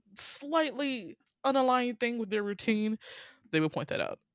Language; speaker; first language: English; native; English